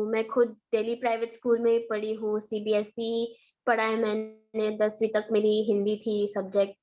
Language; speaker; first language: Hindi; early bilingual, heritage; Hindi